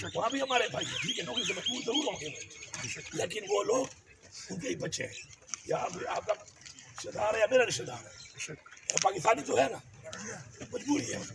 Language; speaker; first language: Urdu; non-native, local second language; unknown